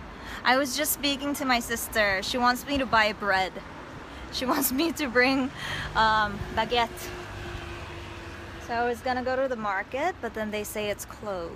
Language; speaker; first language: English; early bilingual, other home language; Korean